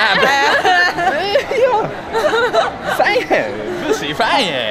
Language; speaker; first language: Chinese; non-native, learner; Japanese